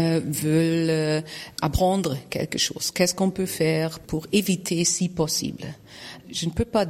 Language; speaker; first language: French; non-native, learner; German